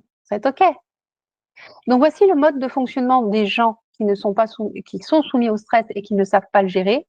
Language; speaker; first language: French; native; French